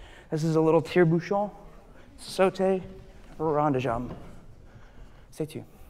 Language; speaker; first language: French; non-native, learner; English